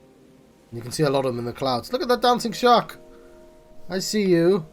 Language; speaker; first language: English; native; English